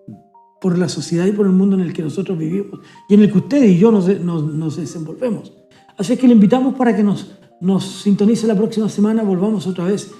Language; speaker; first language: Spanish; native; Spanish